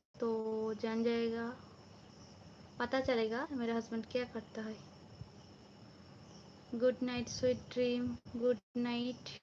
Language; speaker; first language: Hindi; non-native, local second language; Bangla